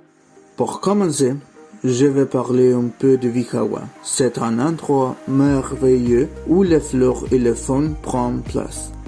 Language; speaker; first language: French; non-native, learner; Spanish